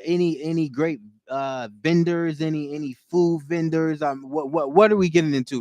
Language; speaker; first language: English; native; English